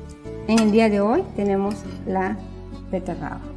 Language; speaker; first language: Portuguese; non-native, learner; Spanish